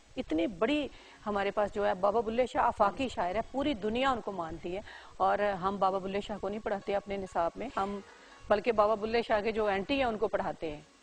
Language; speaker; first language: Urdu; non-native, local second language; Punjabi